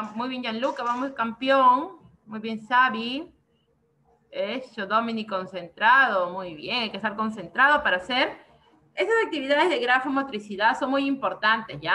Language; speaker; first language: Spanish; native; Spanish